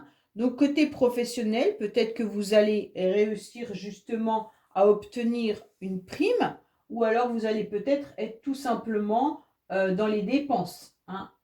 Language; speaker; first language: French; native; French